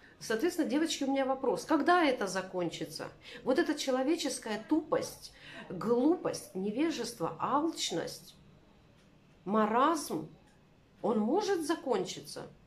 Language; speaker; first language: Russian; native; Russian